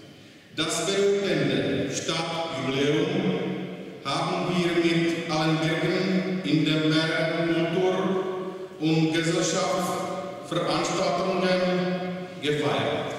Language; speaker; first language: German; non-native, fluent; Czech